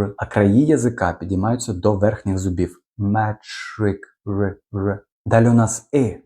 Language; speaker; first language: Ukrainian; native; Ukrainian